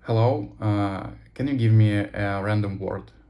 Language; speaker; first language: English; non-native, learner; Russian